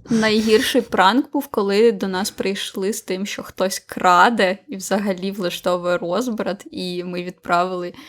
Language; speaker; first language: Ukrainian; native; Ukrainian